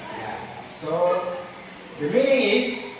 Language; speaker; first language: English; non-native, learner; Indonesian